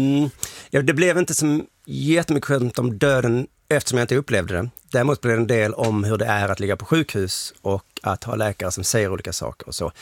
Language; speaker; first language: Swedish; native; Swedish